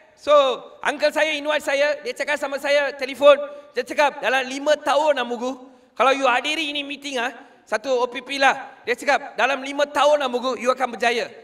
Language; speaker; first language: Malay; non-native, local second language; Tamil